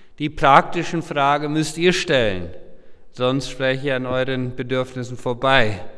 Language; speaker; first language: German; non-native, local second language; Low German